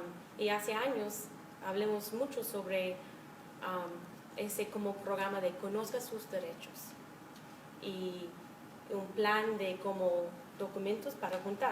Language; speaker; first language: Spanish; non-native, fluent; English